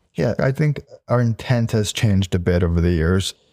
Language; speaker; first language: English; native; English